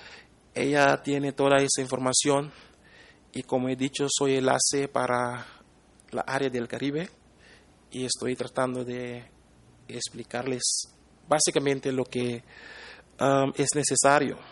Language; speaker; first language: Spanish; non-native, fluent; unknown